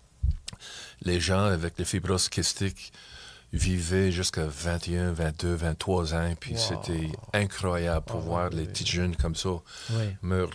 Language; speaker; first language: French; non-native, local second language; English